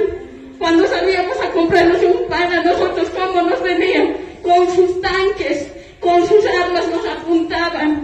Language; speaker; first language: Spanish; native; Spanish